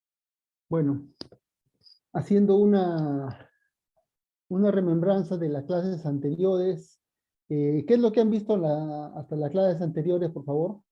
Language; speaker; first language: Spanish; native; Spanish